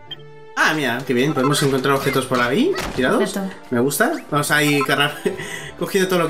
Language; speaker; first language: Spanish; native; Spanish